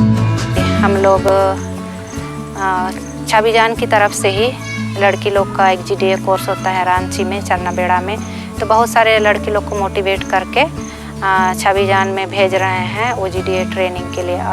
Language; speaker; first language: Hindi; non-native, local second language; Sadri